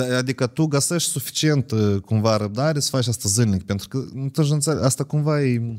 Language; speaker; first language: Romanian; native; Romanian